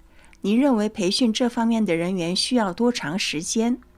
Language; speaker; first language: Chinese; native; Chinese